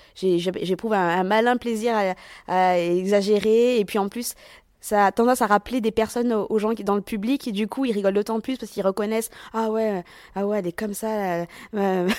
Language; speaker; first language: French; native; French